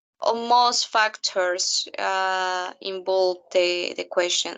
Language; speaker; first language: English; non-native, learner; Spanish